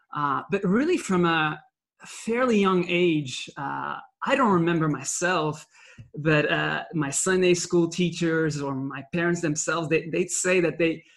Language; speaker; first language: English; non-native, fluent; French